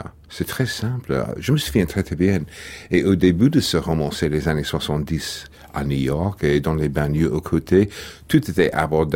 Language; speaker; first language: French; non-native, fluent; English